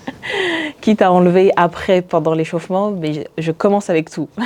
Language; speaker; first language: French; native; French